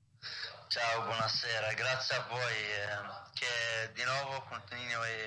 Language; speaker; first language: Italian; non-native, learner; Arabic